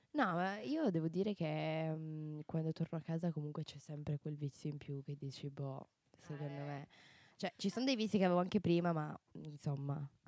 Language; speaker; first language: Italian; native; Italian